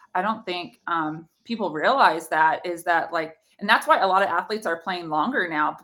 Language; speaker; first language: English; native; English